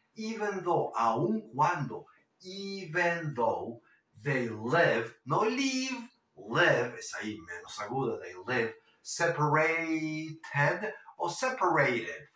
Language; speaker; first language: English; non-native, fluent; Spanish